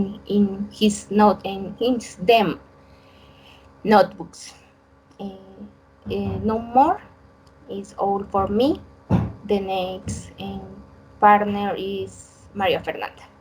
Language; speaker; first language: English; non-native, learner; Spanish